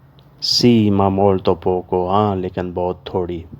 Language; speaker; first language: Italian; non-native, learner; Urdu